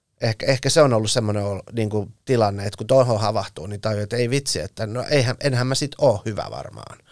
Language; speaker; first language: Finnish; early bilingual, other home language; Persian